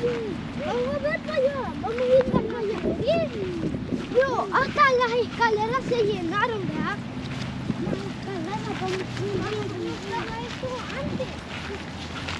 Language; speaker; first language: Spanish; early bilingual, other home language; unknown